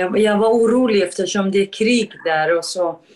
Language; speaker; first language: Swedish; non-native, fluent; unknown